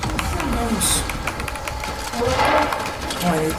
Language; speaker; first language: Lithuanian; early bilingual, heritage; Lithuanian